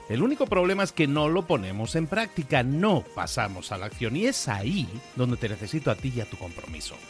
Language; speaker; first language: Spanish; native; Spanish